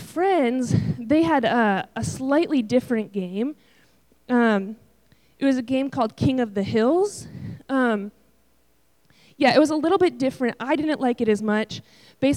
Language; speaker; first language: English; native; English